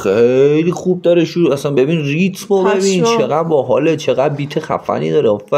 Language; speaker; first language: Persian; native; Persian